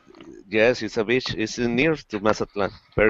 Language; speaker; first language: English; non-native, learner; Spanish